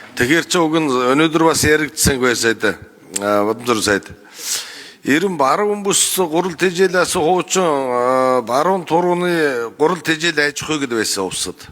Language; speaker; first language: Mongolian; non-native, local second language; Kazakh